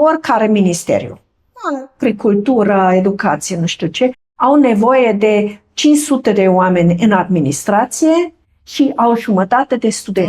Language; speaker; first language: Romanian; non-native, fluent; German